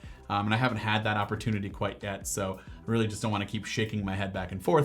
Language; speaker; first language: English; native; English